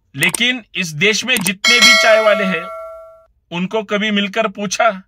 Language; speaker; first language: Hindi; non-native, local second language; Marathi